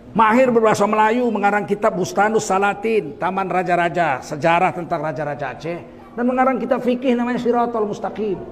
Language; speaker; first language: Malay; native; Malay